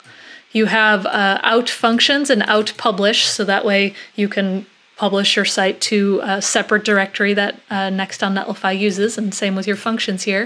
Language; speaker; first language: English; native; English